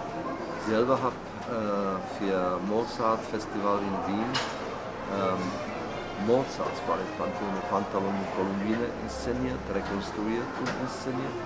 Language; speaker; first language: German; non-native, fluent; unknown